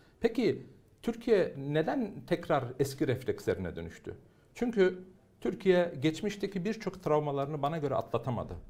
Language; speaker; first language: Turkish; early bilingual, heritage; Turkish